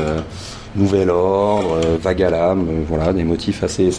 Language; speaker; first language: French; native; French